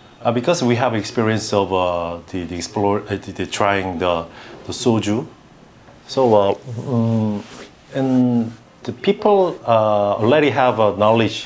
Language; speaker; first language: English; non-native, learner; Korean